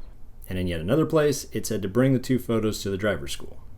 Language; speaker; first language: English; native; English